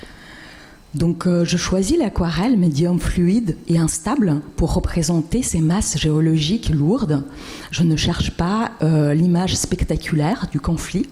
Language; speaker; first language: French; non-native, fluent; Russian